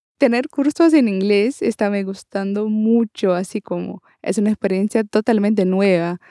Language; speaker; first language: Spanish; non-native, learner; Portuguese